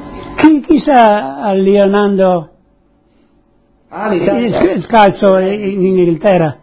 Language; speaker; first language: Italian; non-native, local second language; Friulian